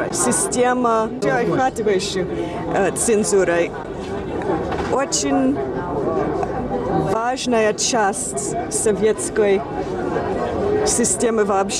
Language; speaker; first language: Russian; non-native, fluent; English